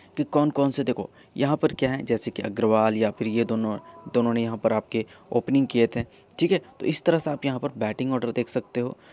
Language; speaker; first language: Hindi; native; Hindi